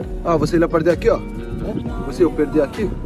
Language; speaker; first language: Portuguese; non-native, learner; French